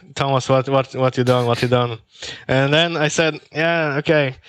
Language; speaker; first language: English; non-native, learner; Polish